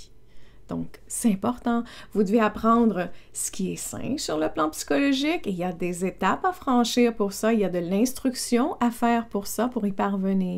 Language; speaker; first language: French; native; French